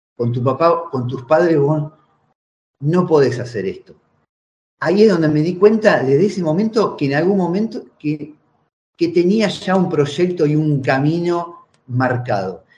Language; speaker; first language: Spanish; native; Spanish